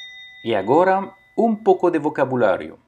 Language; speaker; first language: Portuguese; non-native, fluent; French